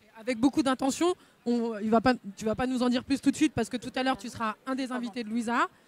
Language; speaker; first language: French; native; French